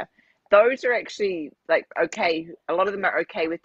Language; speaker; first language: English; native; English